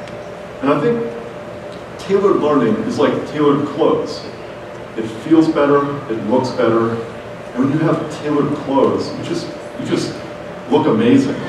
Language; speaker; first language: English; native; English